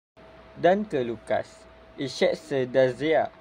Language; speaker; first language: German; non-native, learner; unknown